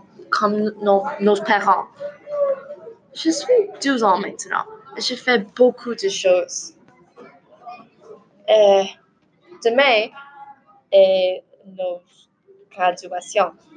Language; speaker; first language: French; non-native, learner; English